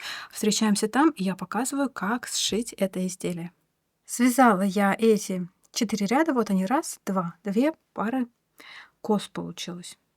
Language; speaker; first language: Russian; native; Russian